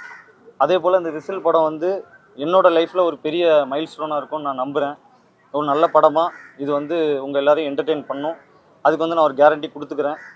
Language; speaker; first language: Tamil; native; Tamil